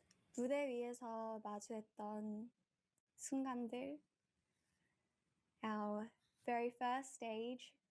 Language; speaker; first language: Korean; early bilingual, heritage; Korean